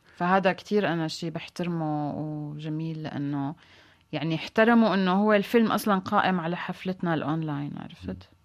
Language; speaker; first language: Arabic; native; Arabic